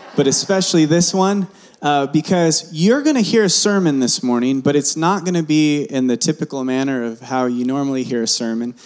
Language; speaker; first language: English; early bilingual, other home language; Spanish